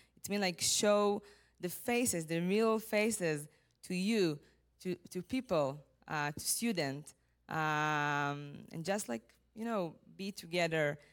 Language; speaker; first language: English; non-native, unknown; Hebrew